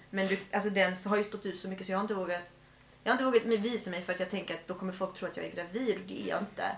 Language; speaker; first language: Swedish; native; Swedish